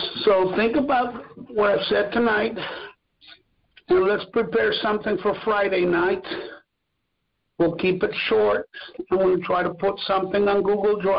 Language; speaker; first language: English; non-native, fluent; Spanish